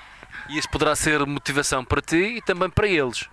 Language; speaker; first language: Portuguese; native; Portuguese